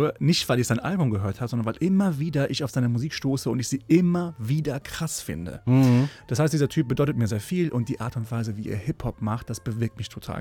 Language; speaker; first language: German; native; German